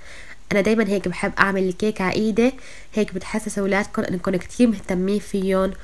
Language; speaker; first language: Arabic; native; Arabic